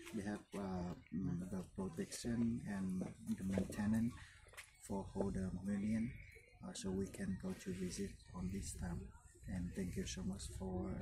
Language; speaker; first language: English; non-native, fluent; Vietnamese